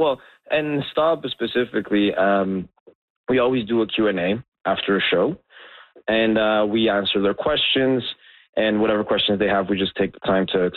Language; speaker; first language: English; non-native, fluent; Spanish